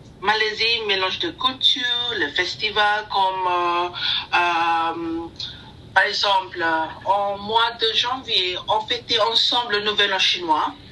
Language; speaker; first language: French; non-native, learner; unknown